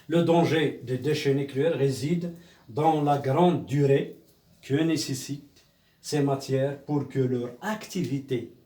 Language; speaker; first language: French; non-native, local second language; Arabic